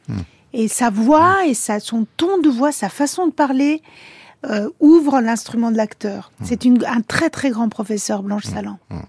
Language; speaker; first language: French; early bilingual, other home language; Italian